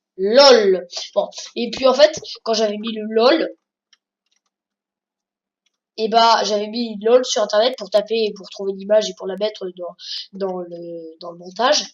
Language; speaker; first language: French; native; French